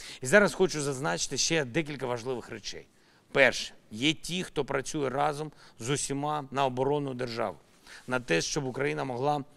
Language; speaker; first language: Ukrainian; non-native, local second language; Russian